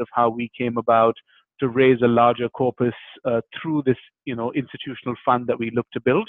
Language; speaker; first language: English; non-native, local second language; Hindi